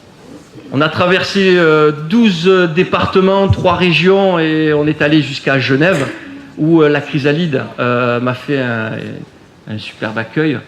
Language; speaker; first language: French; native; French